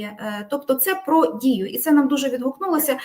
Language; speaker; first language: Ukrainian; native; Ukrainian